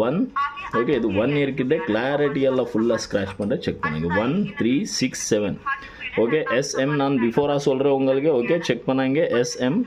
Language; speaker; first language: Tamil; non-native, local second language; Malayalam